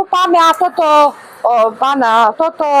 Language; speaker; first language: Greek; non-native, learner; Armenian